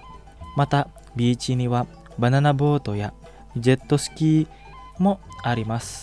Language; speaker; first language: Japanese; non-native, fluent; Indonesian